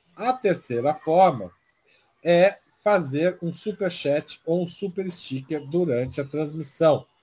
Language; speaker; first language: Spanish; non-native, learner; Portuguese